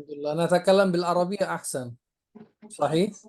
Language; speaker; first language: Arabic; non-native, fluent; Indonesian